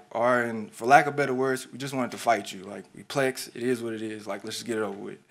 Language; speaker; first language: English; native; English